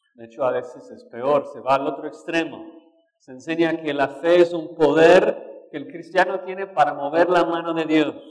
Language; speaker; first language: Spanish; non-native, fluent; English